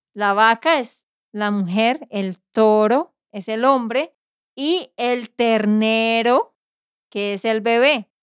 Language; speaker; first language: Spanish; native; Spanish